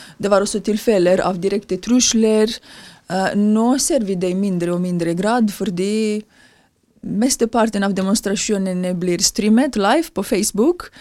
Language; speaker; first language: Norwegian; non-native, fluent; Romanian